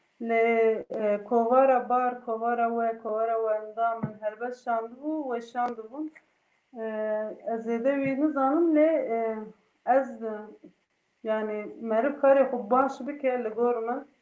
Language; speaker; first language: Kurdish; non-native, local second language; Turkish